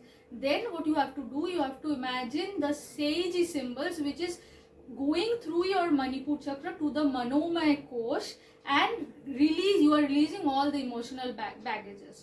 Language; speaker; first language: English; non-native, local second language; Bangla